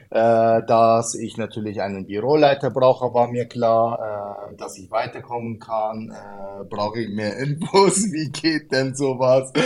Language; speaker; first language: German; early bilingual, other home language; Arabic